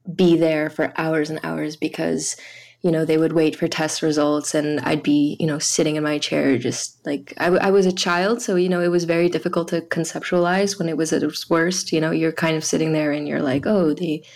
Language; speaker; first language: English; early bilingual, other home language; French